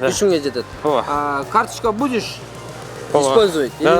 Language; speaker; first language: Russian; non-native, local second language; Kyrgyz